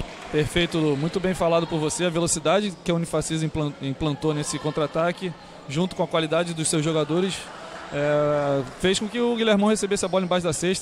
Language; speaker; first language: Portuguese; native; Portuguese